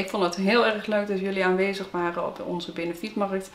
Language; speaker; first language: Dutch; native; Dutch